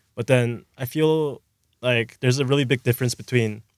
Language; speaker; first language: English; early bilingual, other home language; Korean